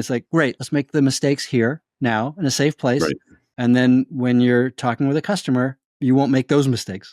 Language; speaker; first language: English; native; English